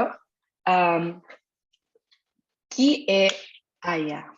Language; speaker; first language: French; non-native, learner; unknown